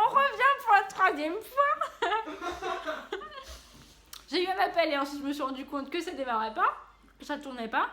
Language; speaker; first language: French; native; French